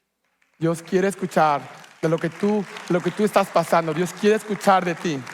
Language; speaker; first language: Spanish; early bilingual, heritage; Spanish